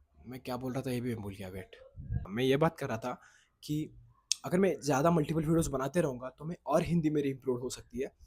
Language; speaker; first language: Hindi; non-native, local second language; Marathi